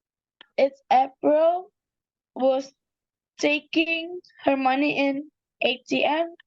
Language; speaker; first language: English; non-native, learner; Indonesian